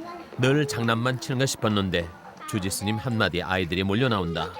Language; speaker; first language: Korean; native; Korean